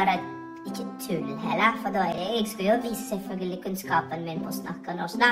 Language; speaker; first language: Norwegian; non-native, fluent; Iloko